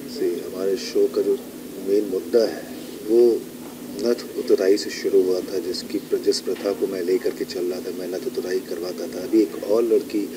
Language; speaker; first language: Hindi; native; Hindi